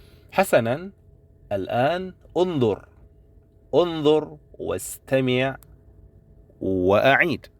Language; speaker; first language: Arabic; non-native, fluent; Indonesian